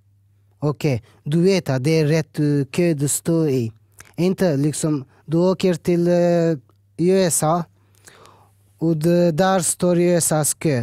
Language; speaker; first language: Swedish; early bilingual, other home language; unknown